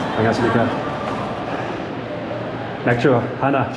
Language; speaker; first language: Korean; non-native, learner; Dutch